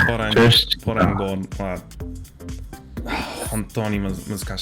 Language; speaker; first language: Japanese; non-native, learner; English